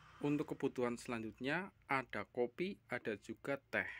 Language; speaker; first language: Indonesian; native; Indonesian